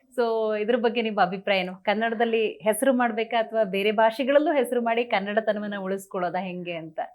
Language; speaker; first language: Kannada; native; Kannada